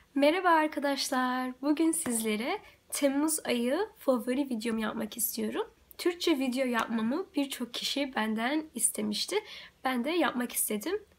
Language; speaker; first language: Turkish; early bilingual, heritage; Turkish